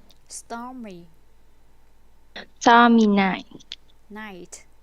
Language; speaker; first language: English; non-native, fluent; Vietnamese